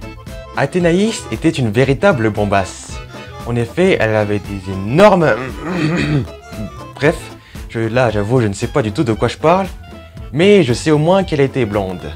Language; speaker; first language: French; native; French